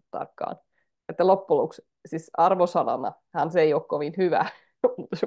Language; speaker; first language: Finnish; native; Finnish